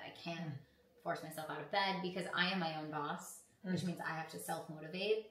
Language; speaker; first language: English; native; English